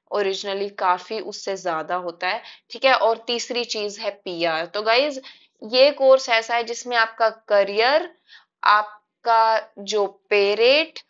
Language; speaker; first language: Hindi; native; Hindi